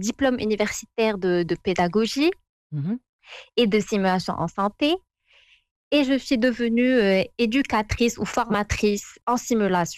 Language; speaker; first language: French; non-native, local second language; Arabic